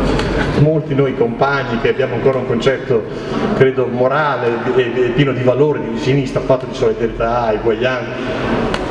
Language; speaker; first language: Italian; native; Italian